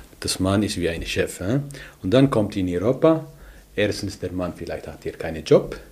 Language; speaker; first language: German; non-native, learner; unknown